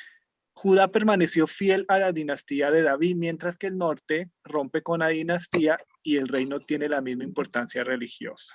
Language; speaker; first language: Spanish; native; Spanish